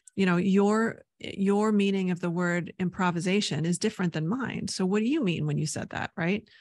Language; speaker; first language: English; native; English